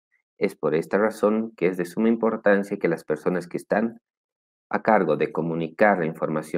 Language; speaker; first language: Spanish; native; Spanish